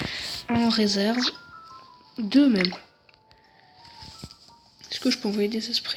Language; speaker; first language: French; native; French